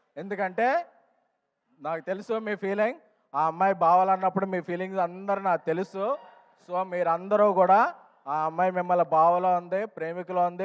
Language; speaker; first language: Telugu; native; Telugu